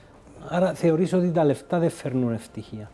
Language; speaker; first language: Greek; native; Greek